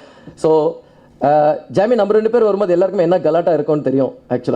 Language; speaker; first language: Tamil; native; Tamil